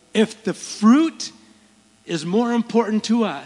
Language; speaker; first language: English; native; English